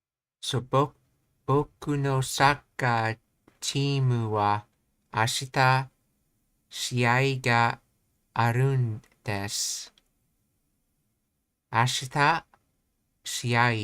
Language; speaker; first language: Japanese; non-native, learner; English